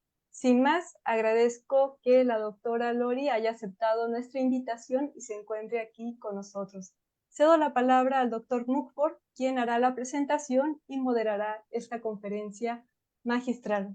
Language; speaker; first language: Spanish; native; Spanish